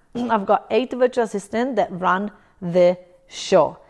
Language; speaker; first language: English; non-native, fluent; Italian